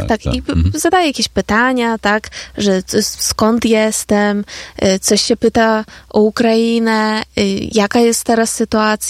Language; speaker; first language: Polish; non-native, fluent; Ukrainian